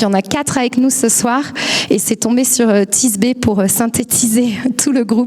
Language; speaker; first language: French; native; French